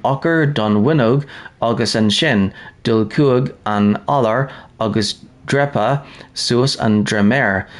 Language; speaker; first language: Irish; non-native, learner; English